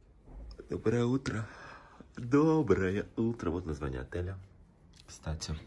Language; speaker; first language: Russian; native; Russian